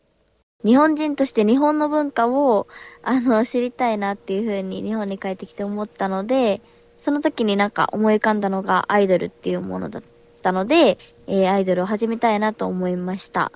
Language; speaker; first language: Japanese; early bilingual, heritage; Japanese